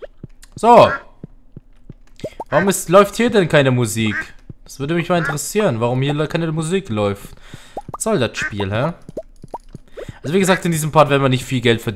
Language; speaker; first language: German; native; German